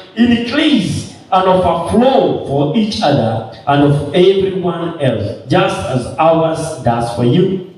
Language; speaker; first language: English; non-native, local second language; Swahili